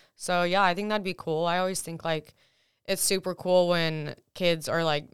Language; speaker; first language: English; early bilingual, other home language; Russian